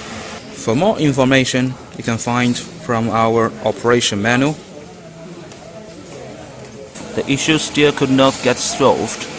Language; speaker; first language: English; non-native, learner; Chinese